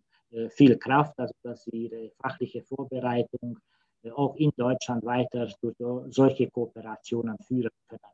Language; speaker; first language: German; non-native, fluent; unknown